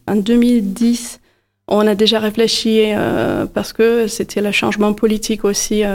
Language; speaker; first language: French; non-native, fluent; Hungarian